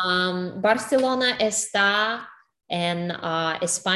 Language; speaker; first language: Spanish; non-native, learner; English